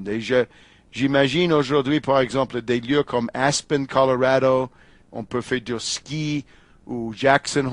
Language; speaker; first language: French; non-native, fluent; English